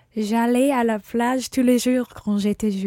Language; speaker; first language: French; non-native, learner; English